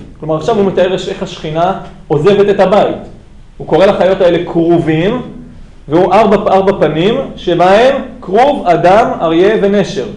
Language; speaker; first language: Hebrew; native; Hebrew